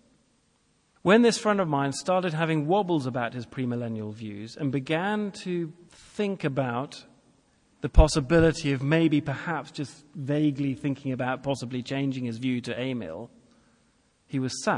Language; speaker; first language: English; native; English